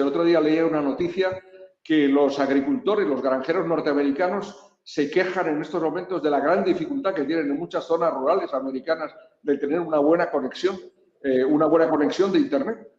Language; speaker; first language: Spanish; native; Spanish